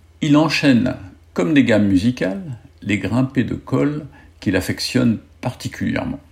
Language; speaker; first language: French; native; French